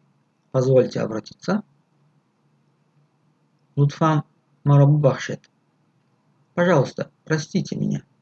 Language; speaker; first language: Russian; non-native, fluent; Tajik